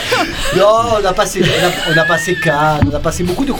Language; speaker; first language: French; native; French